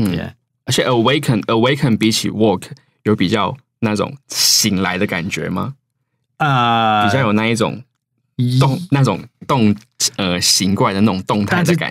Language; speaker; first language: Chinese; native; Chinese